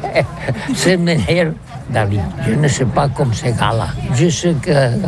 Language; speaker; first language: French; non-native, learner; Catalan